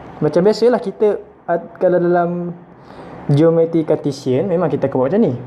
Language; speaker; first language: Malay; native; Malay